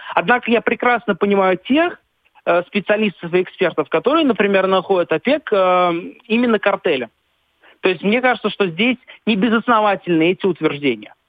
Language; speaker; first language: Russian; native; Russian